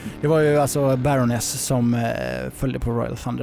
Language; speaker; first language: Swedish; native; Swedish